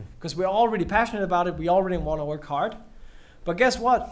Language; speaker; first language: English; non-native, fluent; Danish